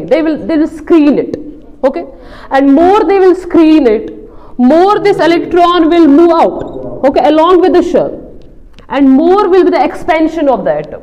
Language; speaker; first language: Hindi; non-native, local second language; Kashmiri